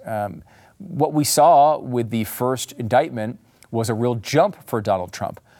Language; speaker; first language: English; native; English